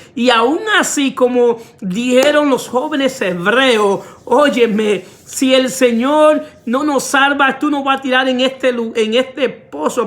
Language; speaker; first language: Spanish; native; Spanish